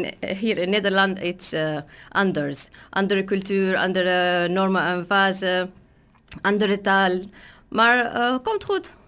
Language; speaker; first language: Dutch; non-native, learner; Arabic